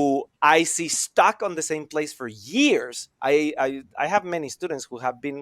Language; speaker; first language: English; non-native, fluent; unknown